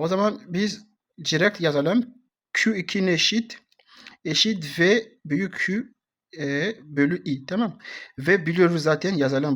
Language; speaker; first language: Turkish; non-native, learner; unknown